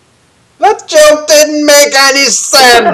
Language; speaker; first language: English; native; English